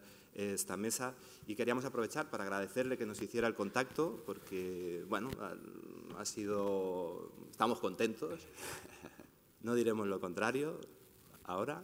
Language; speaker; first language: Spanish; native; Spanish